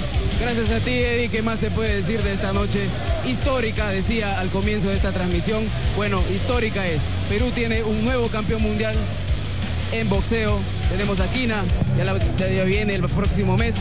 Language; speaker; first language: Spanish; native; Spanish